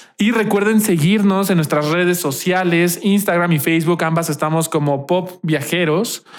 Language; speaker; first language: Spanish; native; Spanish